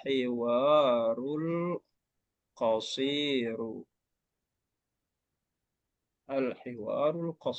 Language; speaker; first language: Arabic; non-native, fluent; Malay